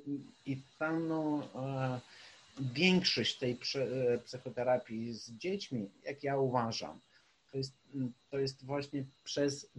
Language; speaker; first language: Polish; non-native, fluent; Ukrainian